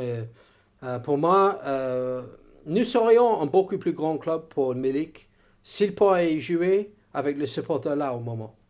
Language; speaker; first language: French; non-native, learner; English